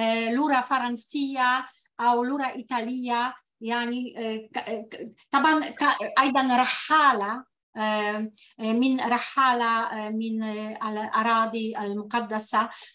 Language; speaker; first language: Arabic; non-native, fluent; Polish